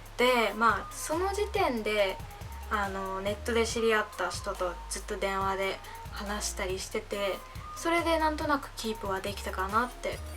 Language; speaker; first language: Japanese; non-native, fluent; English